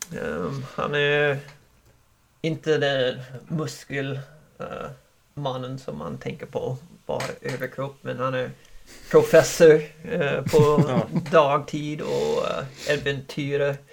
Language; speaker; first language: Swedish; non-native, learner; English